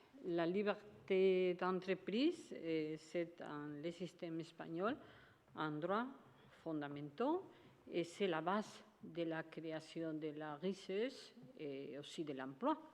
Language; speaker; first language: French; non-native, fluent; Spanish